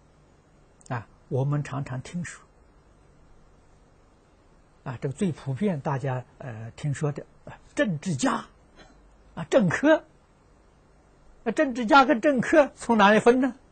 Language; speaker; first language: Chinese; native; Chinese